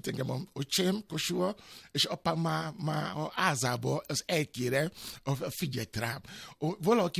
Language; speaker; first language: Hungarian; non-native, fluent; Albanian